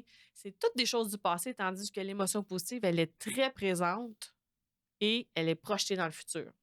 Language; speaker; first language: French; native; French